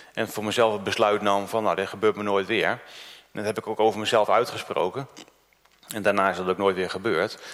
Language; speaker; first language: Dutch; early bilingual, other home language; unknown